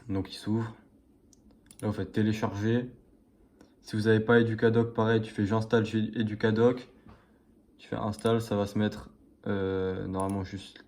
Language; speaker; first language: French; native; French